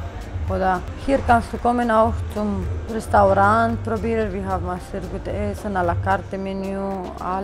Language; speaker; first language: German; non-native, learner; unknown